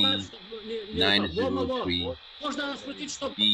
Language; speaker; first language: Russian; non-native, local second language; Lithuanian